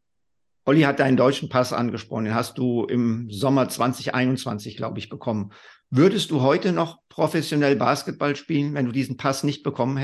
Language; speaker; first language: German; native; German